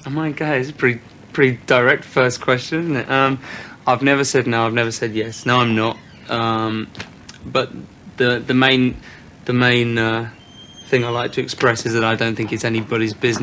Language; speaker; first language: English; native; English